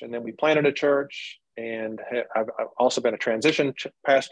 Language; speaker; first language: English; native; English